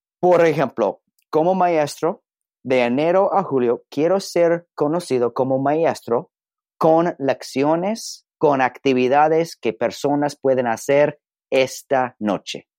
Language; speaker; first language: Spanish; non-native, learner; English